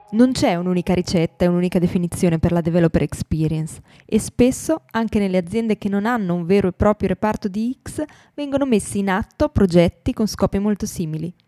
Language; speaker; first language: Italian; native; Italian